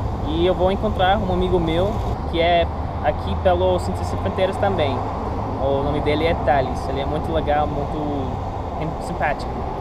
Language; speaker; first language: Portuguese; non-native, learner; English